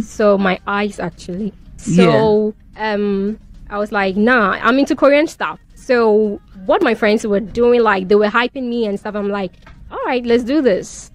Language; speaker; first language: English; non-native, local second language; Akan